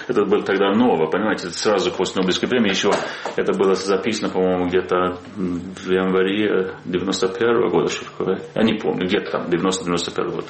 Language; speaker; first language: Russian; non-native, fluent; Swedish